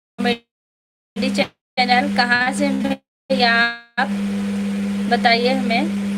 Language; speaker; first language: Hindi; native; Hindi